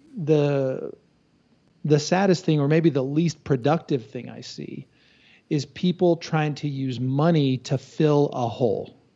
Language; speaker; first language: English; native; English